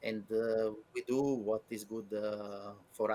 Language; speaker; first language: English; non-native, learner; Italian